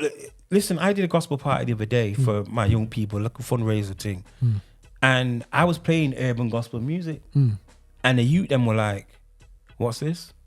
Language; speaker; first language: English; native; English